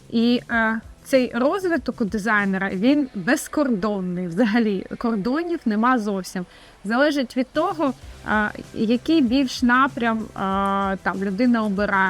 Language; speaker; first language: Ukrainian; native; Ukrainian